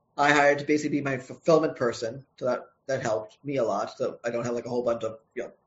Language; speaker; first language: English; native; English